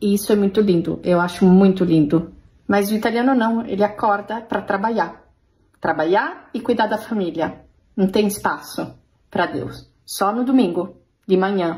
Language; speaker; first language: Portuguese; non-native, fluent; Italian